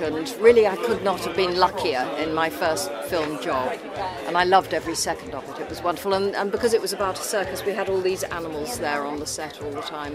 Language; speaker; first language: English; native; English